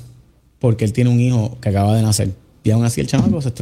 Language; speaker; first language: Spanish; native; Spanish